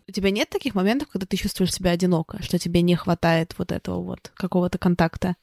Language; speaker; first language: Russian; native; Russian